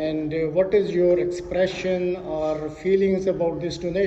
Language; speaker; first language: English; non-native, fluent; Urdu